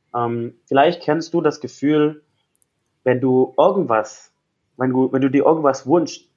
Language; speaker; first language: German; non-native, fluent; Indonesian